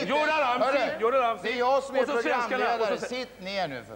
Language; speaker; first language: Swedish; native; Swedish